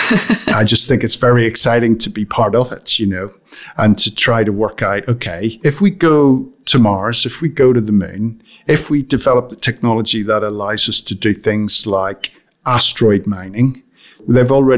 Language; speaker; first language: English; native; English